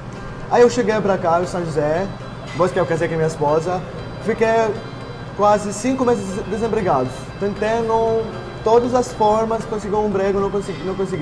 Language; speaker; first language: Portuguese; non-native, fluent; Arabic